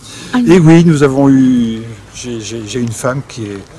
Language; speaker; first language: French; native; French